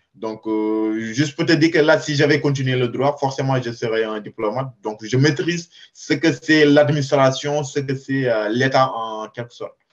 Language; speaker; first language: French; non-native, local second language; Wolof